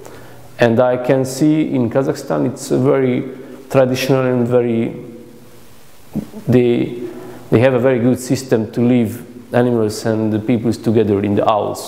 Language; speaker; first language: English; non-native, learner; Hungarian